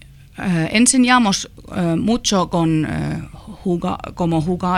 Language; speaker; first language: Spanish; non-native, learner; Finnish